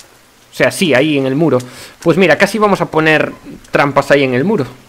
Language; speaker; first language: Spanish; native; Spanish